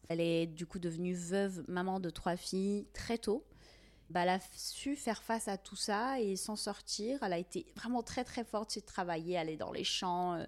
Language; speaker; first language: French; non-native, local second language; Kabyle